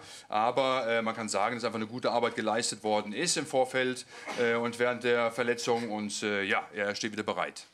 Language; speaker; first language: German; native; German